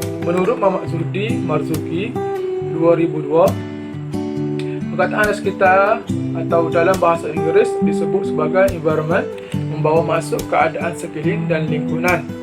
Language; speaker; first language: Malay; native; Malay